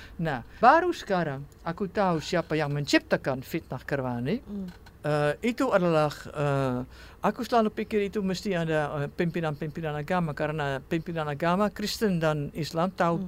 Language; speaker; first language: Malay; non-native, fluent; Dutch